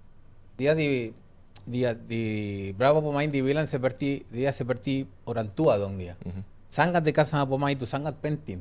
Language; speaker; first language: Indonesian; non-native, fluent; Spanish